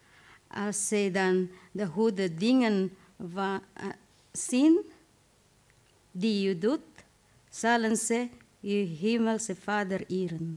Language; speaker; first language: Dutch; non-native, fluent; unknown